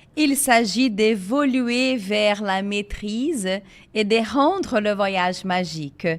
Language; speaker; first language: French; non-native, fluent; Portuguese